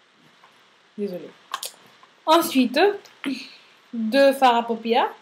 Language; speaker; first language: French; non-native, fluent; Spanish